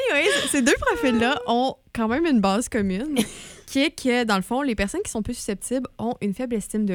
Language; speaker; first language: French; native; French